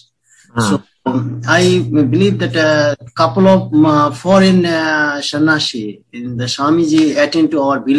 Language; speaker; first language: English; non-native, local second language; Hindi